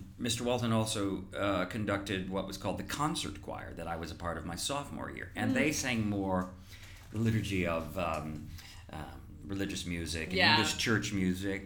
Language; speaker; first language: English; native; English